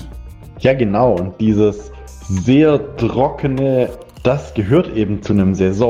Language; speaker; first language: German; native; German